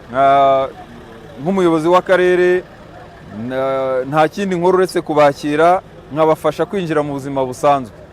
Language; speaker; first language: Kinyarwanda; native; Kinyarwanda